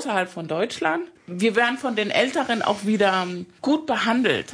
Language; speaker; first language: German; non-native, fluent; Spanish